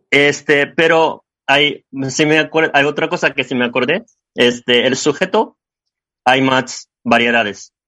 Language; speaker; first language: Spanish; non-native, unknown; Japanese